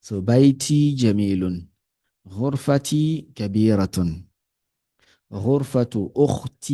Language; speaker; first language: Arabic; non-native, fluent; Yoruba